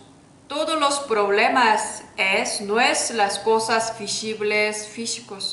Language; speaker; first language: Spanish; non-native, learner; Korean